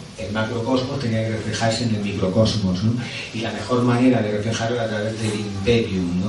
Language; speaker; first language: Spanish; native; Spanish